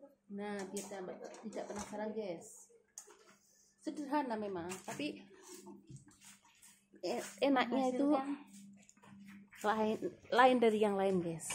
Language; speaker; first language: Indonesian; non-native, local second language; Javanese